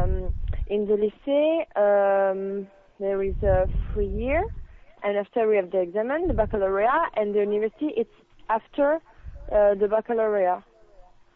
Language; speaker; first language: English; non-native, learner; French